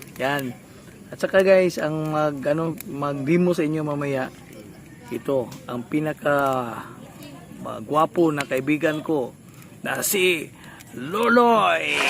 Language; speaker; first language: Filipino; non-native, local second language; Cebuano